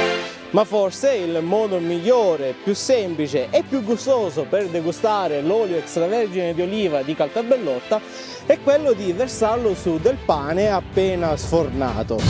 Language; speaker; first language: Italian; native; Italian